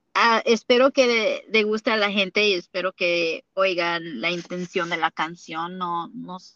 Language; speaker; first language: Spanish; early bilingual, heritage; Spanish